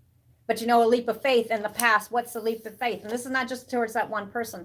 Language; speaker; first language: English; native; English